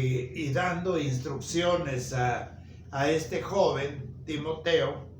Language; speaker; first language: Spanish; native; Spanish